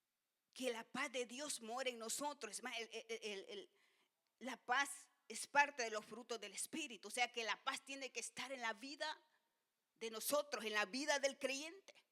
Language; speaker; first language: Spanish; native; Spanish